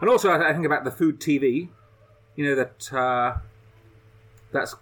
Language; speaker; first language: English; native; English